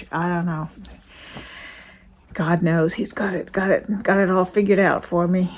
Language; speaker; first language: English; native; English